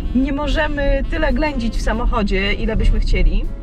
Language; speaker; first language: Polish; native; Polish